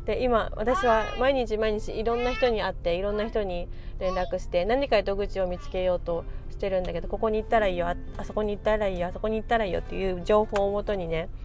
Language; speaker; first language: Japanese; native; Japanese